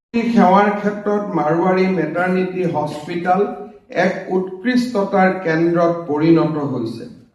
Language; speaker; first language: Hindi; non-native, local second language; Assamese